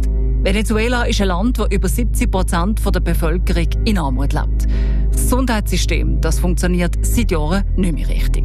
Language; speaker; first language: German; native; German